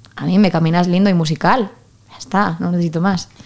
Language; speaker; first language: Spanish; native; Spanish